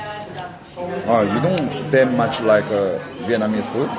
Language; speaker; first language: English; non-native, learner; Korean